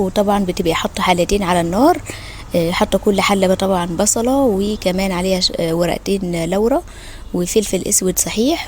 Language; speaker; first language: Arabic; native; Arabic